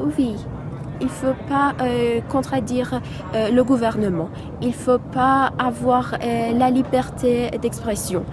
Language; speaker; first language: French; non-native, fluent; Persian